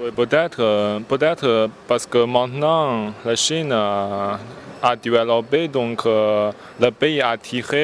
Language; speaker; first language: French; non-native, learner; Chinese